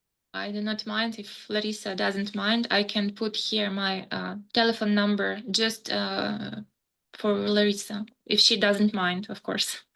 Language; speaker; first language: English; non-native, fluent; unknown